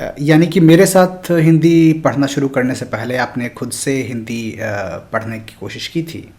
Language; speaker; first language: Hindi; native; Hindi